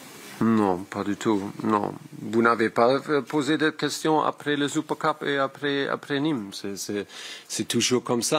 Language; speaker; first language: French; non-native, learner; German